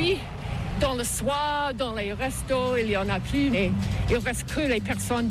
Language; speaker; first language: French; non-native, learner; English